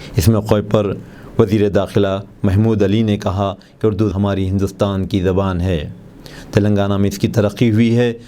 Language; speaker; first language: Urdu; native; Urdu